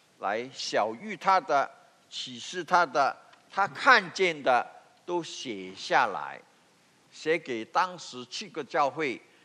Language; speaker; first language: Chinese; non-native, local second language; Cantonese